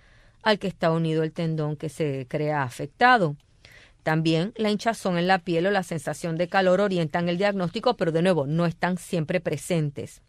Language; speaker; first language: Spanish; native; Spanish